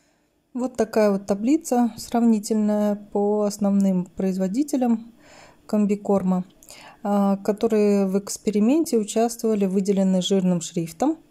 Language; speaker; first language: Russian; native; Russian